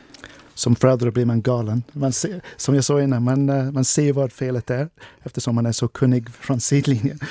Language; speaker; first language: Swedish; non-native, fluent; English